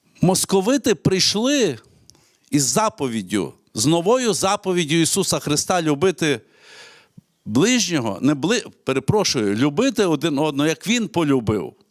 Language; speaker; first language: Ukrainian; native; Ukrainian